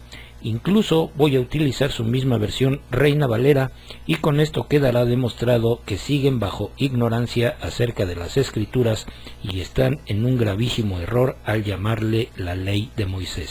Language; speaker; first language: Spanish; native; Spanish